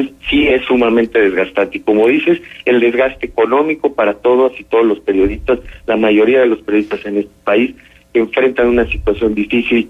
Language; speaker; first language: Spanish; native; Spanish